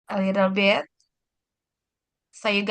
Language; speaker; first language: English; non-native, fluent; Indonesian